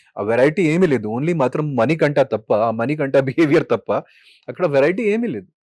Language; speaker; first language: Telugu; non-native, fluent; Hindi